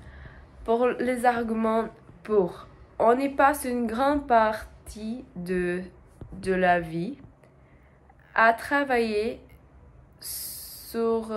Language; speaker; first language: French; non-native, learner; Portuguese